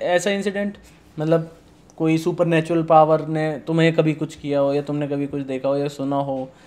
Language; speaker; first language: Hindi; native; Hindi